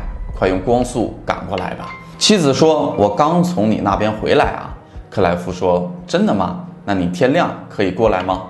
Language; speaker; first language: Chinese; native; Chinese